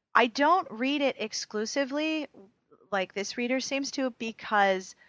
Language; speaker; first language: English; native; English